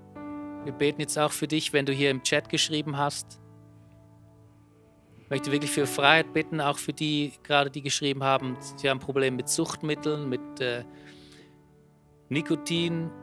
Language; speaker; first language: German; native; German